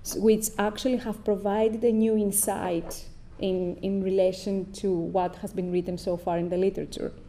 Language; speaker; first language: English; non-native, fluent; Greek